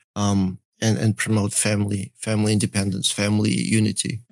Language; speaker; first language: English; early bilingual, other home language; Russian